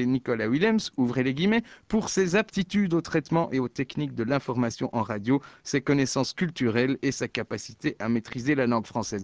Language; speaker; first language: French; native; French